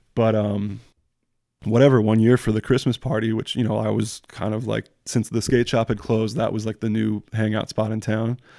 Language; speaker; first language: English; early bilingual, other home language; French